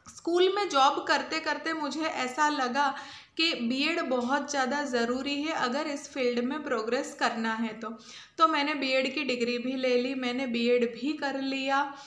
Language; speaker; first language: Hindi; non-native, local second language; Gujarati